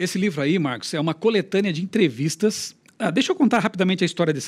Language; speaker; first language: Portuguese; native; Portuguese